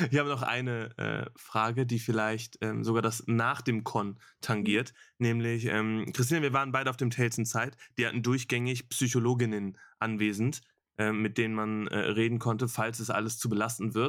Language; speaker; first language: German; native; German